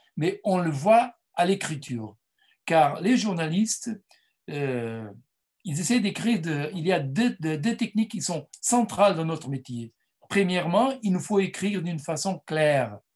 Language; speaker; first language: French; non-native, fluent; Portuguese